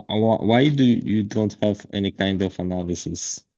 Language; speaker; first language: English; non-native, learner; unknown